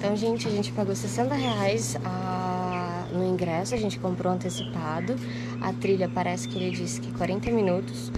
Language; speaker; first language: Portuguese; native; Portuguese